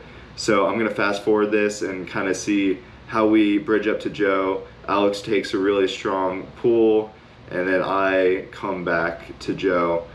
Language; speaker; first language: English; native; English